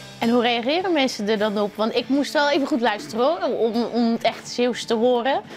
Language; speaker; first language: Dutch; native; Dutch